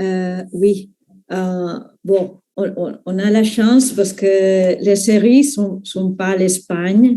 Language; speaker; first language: French; non-native, fluent; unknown